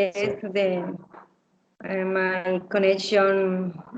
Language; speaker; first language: English; non-native, learner; Spanish